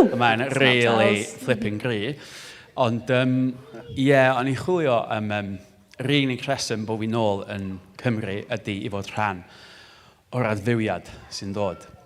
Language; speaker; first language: Welsh; non-native, local second language; English